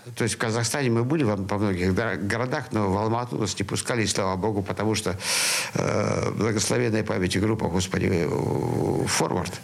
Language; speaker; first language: Russian; native; Russian